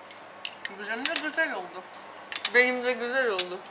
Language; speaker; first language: Turkish; non-native, learner; Russian